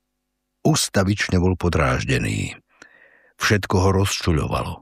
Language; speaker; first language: Slovak; native; Slovak